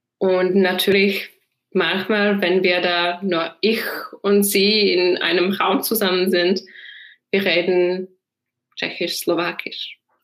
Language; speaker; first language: German; non-native, fluent; Czech